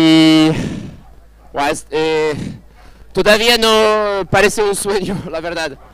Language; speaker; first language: Spanish; non-native, fluent; Portuguese